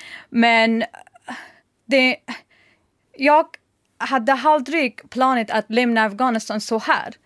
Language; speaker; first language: Swedish; non-native, learner; Persian